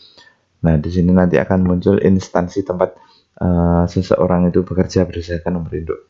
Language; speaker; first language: Indonesian; native; Indonesian